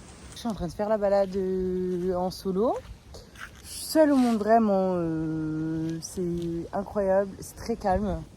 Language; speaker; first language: French; native; French